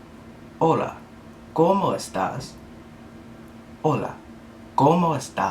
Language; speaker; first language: Spanish; non-native, learner; English